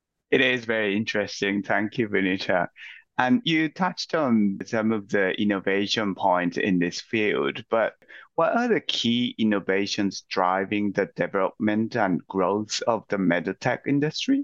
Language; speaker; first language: English; non-native, fluent; Japanese